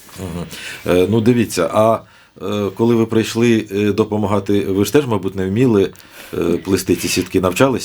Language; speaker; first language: Ukrainian; native; Ukrainian